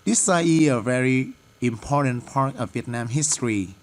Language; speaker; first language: English; non-native, fluent; Vietnamese